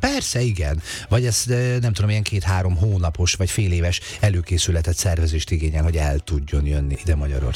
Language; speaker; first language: Hungarian; native; Hungarian